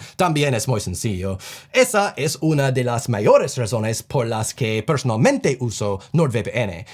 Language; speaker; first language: Spanish; non-native, learner; English